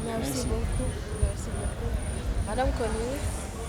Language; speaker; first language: French; non-native, fluent; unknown